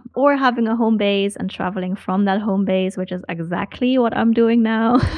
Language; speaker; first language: English; non-native, fluent; Dutch